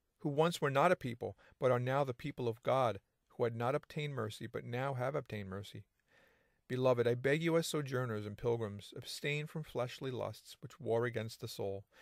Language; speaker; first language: English; native; English